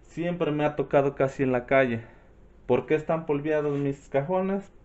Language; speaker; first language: Spanish; native; Spanish